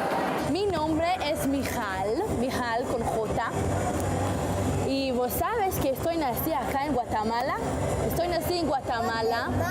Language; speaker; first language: Spanish; non-native, learner; Hebrew